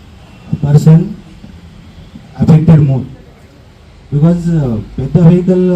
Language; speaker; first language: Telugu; non-native, learner; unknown